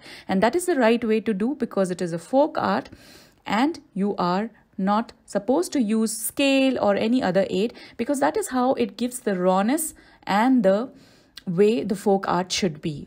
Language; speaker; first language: English; non-native, local second language; Hindi